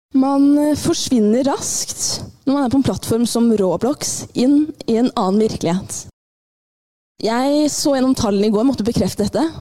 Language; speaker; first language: Norwegian; early bilingual, other home language; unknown